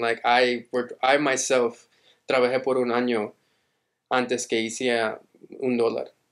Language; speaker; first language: Spanish; early bilingual, heritage; Spanish